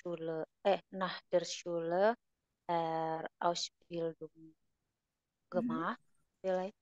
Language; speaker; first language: German; non-native, learner; Indonesian